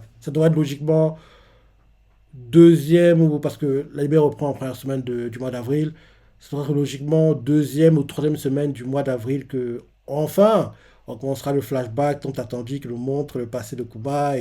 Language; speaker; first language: French; native; French